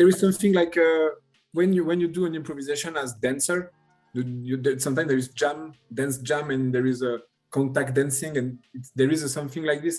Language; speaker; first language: English; non-native, learner; French